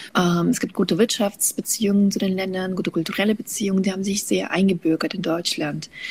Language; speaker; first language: German; early bilingual, other home language; Russian